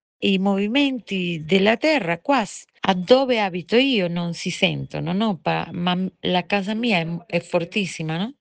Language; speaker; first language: Italian; non-native, fluent; Spanish